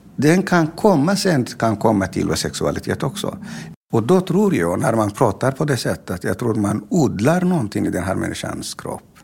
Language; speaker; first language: Swedish; non-native, fluent; Tigrinya